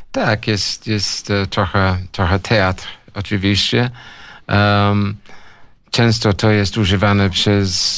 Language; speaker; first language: Polish; non-native, fluent; English